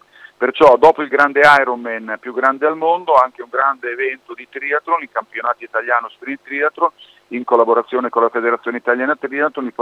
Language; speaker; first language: Italian; native; Italian